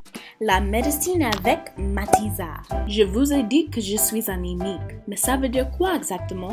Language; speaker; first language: French; non-native, learner; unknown